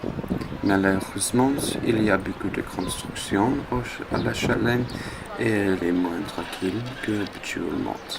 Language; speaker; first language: French; non-native, learner; English